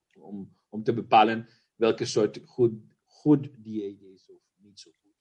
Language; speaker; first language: Dutch; non-native, fluent; Spanish